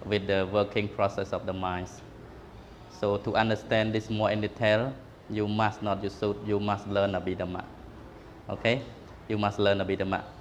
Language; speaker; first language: English; non-native, fluent; Khmer